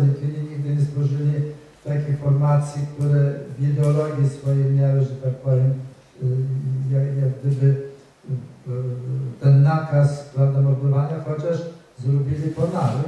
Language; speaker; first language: Polish; native; Polish